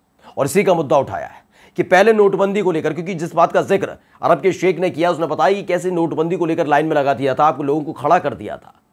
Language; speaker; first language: Hindi; native; Hindi